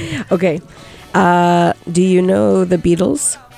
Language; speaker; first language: English; native; English